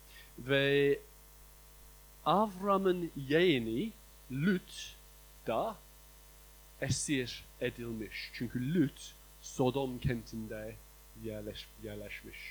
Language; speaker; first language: Turkish; non-native, fluent; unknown